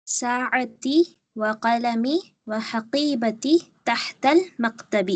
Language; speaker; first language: Arabic; non-native, learner; Tamil